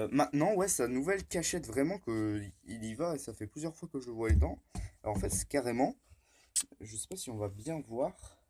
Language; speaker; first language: French; native; French